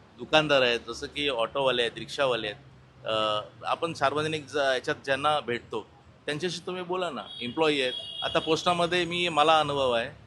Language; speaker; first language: Marathi; native; Marathi